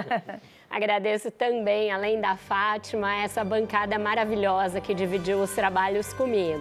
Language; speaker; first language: Portuguese; native; Portuguese